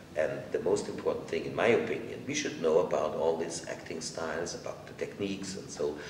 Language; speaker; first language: English; non-native, fluent; German